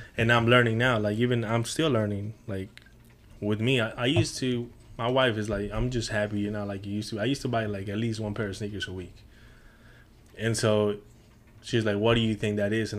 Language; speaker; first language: English; non-native, fluent; Spanish